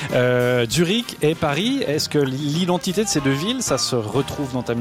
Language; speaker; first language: French; native; French